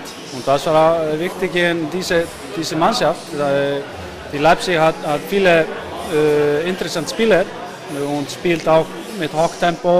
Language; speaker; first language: German; non-native, learner; Icelandic